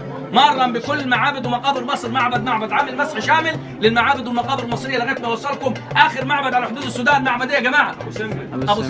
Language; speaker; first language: Arabic; native; Arabic